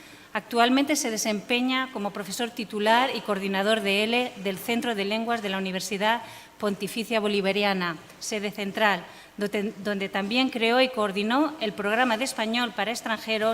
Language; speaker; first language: Spanish; native; Spanish